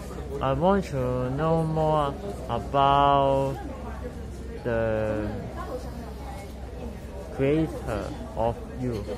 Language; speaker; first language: English; non-native, learner; Cantonese